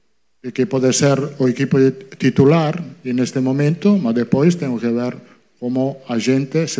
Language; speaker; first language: Portuguese; non-native, fluent; Italian